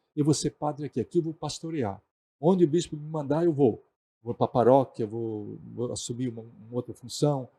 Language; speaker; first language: Portuguese; non-native, local second language; German